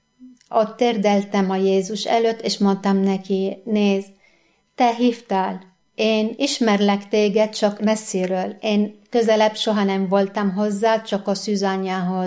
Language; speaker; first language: Hungarian; non-native, fluent; Arabic